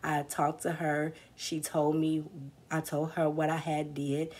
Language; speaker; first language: English; native; English